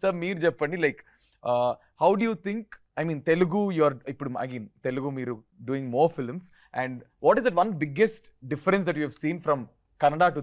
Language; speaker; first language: Telugu; native; Telugu